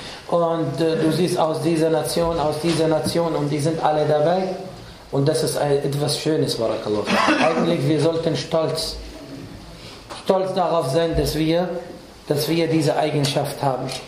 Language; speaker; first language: German; non-native, fluent; Arabic